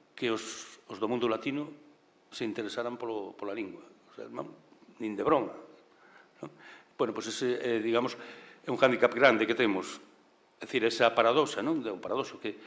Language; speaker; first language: Galician; native; Galician